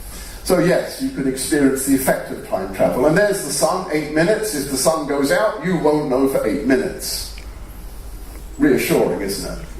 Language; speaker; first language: English; native; English